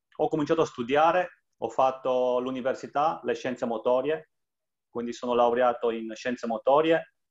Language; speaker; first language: Italian; non-native, fluent; Romanian